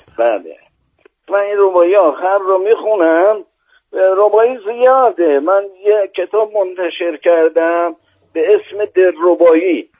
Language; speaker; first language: Persian; native; Persian